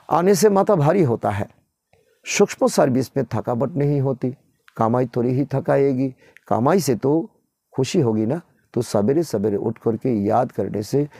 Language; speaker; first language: Hindi; non-native, local second language; Bangla